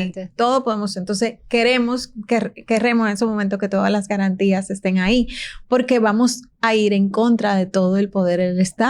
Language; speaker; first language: Spanish; native; Spanish